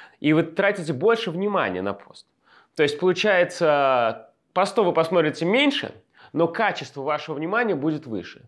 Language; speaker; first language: Russian; native; Russian